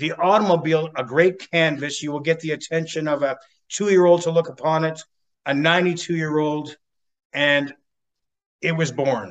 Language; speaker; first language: English; native; English